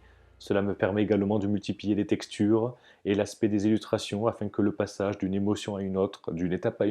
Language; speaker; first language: French; native; French